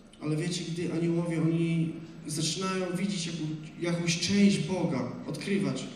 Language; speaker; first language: Polish; non-native, learner; Russian